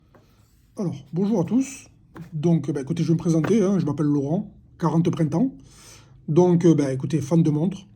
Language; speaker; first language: French; native; French